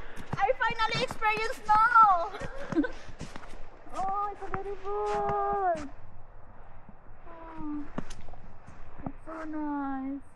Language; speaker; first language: English; non-native, learner; Filipino